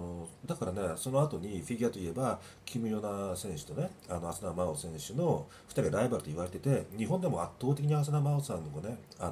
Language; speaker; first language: Japanese; native; Japanese